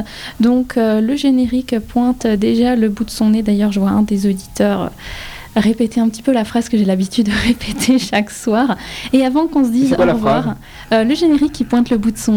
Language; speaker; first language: French; native; French